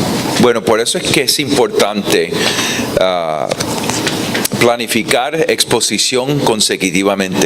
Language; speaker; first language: Spanish; non-native, fluent; English